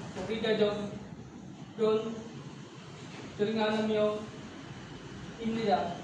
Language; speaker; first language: Korean; non-native, learner; Filipino